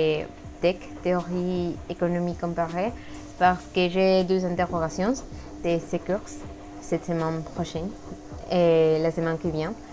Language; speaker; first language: French; non-native, learner; Spanish